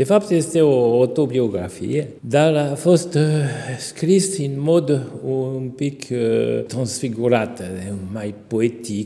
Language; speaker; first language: Romanian; non-native, fluent; French